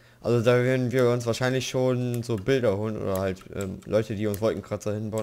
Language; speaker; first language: German; native; German